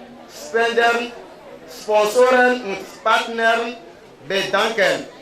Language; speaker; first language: German; non-native, learner; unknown